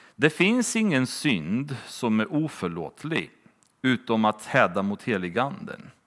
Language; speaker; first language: Swedish; native; Swedish